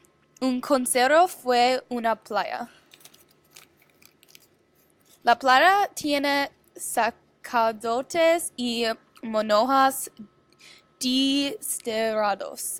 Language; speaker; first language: Spanish; non-native, learner; English